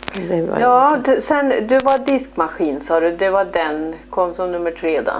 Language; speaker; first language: Swedish; native; Swedish